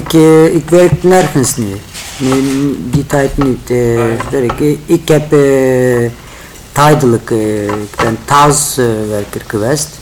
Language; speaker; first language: Dutch; non-native, learner; Turkish